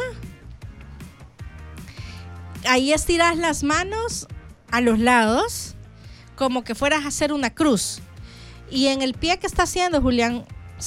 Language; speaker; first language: Spanish; native; Spanish